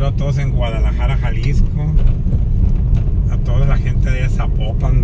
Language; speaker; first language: Spanish; native; Spanish